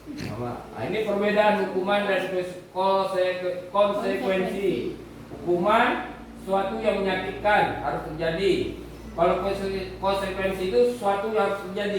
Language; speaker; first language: Indonesian; native; Indonesian